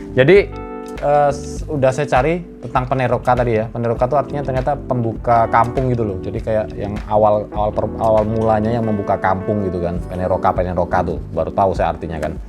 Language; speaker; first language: Indonesian; non-native, local second language; Javanese